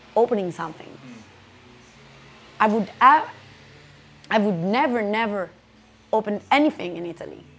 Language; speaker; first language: English; non-native, fluent; Italian